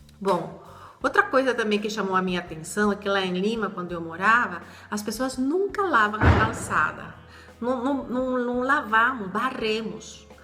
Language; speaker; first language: Portuguese; non-native, fluent; Spanish